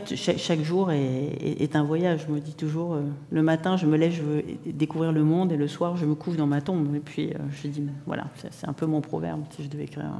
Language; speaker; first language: French; native; French